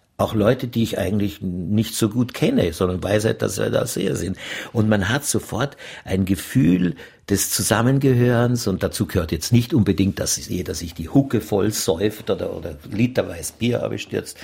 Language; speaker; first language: German; native; German